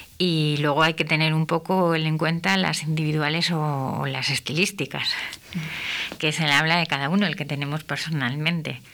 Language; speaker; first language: Spanish; native; Spanish